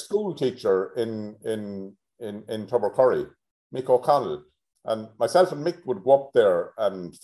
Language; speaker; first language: English; native; English